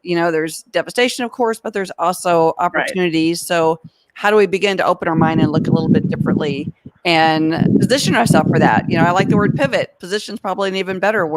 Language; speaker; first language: English; native; English